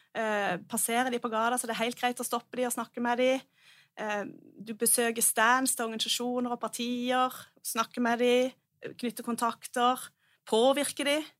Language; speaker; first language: Norwegian; native; Norwegian